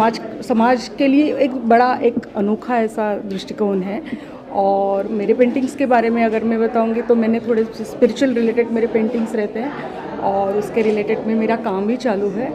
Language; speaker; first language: Hindi; native; Hindi